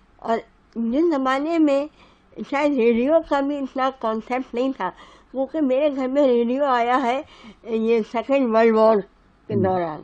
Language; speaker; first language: Urdu; native; Urdu